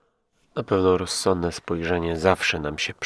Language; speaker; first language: Polish; native; Polish